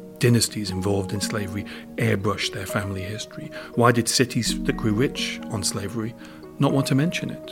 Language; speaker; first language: English; native; English